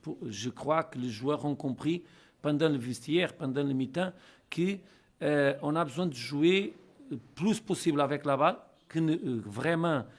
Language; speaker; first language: French; non-native, learner; Portuguese